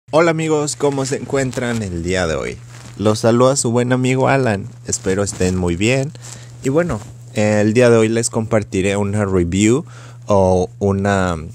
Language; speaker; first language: Spanish; native; Spanish